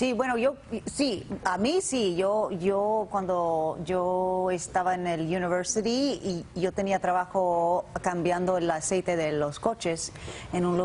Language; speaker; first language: Spanish; non-native, learner; English